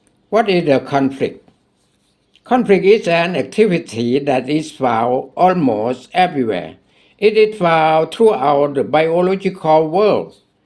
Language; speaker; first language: English; non-native, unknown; Thai